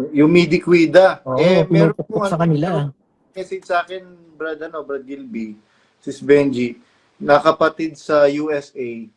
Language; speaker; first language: Filipino; non-native, local second language; Pampanga